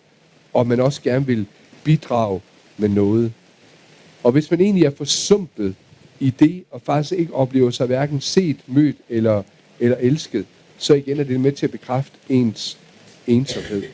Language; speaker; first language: Danish; native; Danish